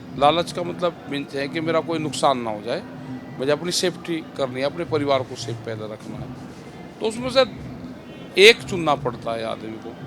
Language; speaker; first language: Hindi; native; Hindi